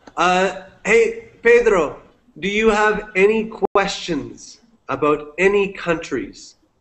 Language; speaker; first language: English; native; English